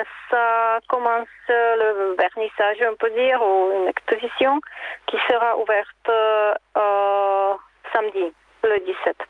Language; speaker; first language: French; non-native, learner; Czech